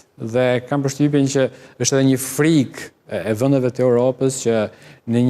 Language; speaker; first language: Albanian; native; Albanian